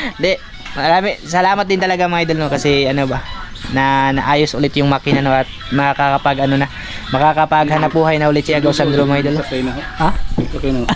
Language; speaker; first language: Filipino; non-native, local second language; Cebuano